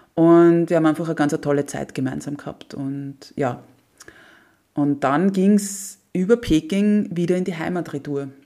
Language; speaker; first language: German; native; German